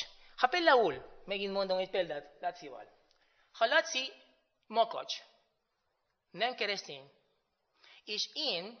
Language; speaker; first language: Hungarian; non-native, fluent; Spanish